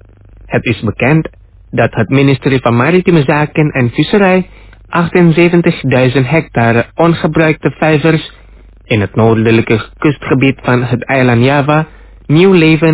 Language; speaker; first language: Dutch; non-native, fluent; Indonesian